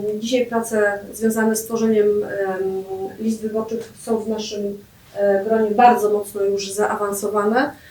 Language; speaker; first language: Polish; native; Polish